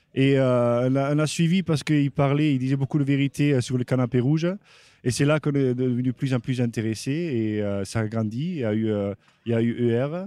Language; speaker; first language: French; early bilingual, heritage; French